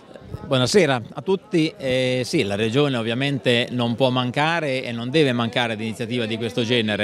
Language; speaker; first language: Italian; native; Italian